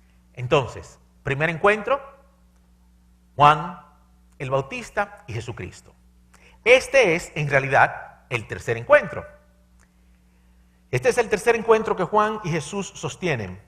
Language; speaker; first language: Spanish; native; Spanish